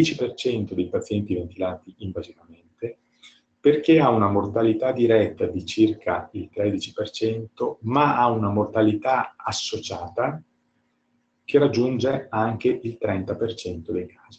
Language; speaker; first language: Italian; native; Italian